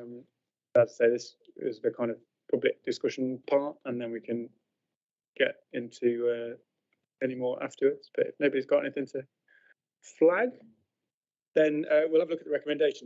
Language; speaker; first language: English; native; English